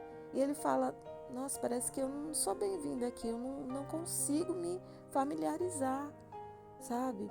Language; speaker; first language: Portuguese; native; Portuguese